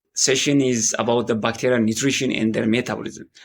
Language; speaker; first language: English; non-native, local second language; Amharic